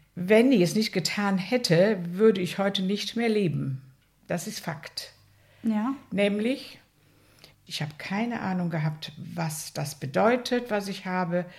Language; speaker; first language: German; native; German